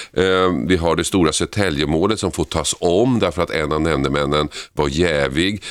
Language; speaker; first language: Swedish; native; Swedish